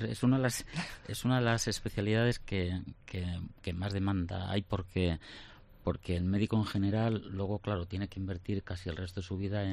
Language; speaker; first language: Spanish; native; Spanish